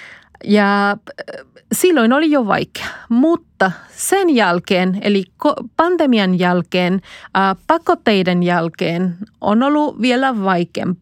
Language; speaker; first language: Finnish; non-native, fluent; Spanish